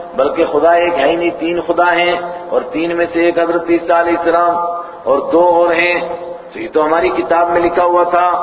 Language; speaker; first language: Urdu; native; Urdu